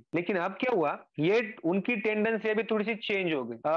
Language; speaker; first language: Hindi; non-native, local second language; Marathi